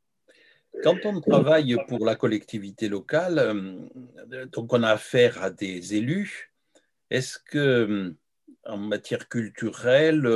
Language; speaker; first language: French; native; French